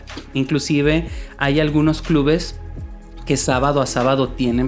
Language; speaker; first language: Spanish; native; Spanish